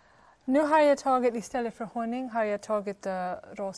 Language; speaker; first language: Swedish; non-native, fluent; English